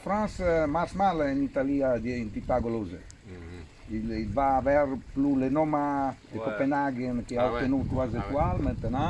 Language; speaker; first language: French; non-native, learner; Italian